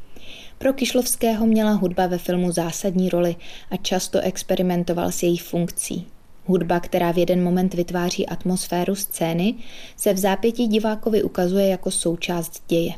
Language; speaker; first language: Czech; native; Czech